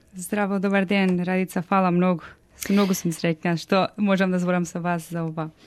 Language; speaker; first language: Macedonian; early bilingual, heritage; Macedonian